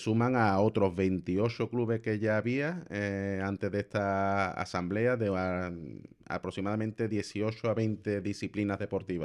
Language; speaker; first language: Spanish; native; Spanish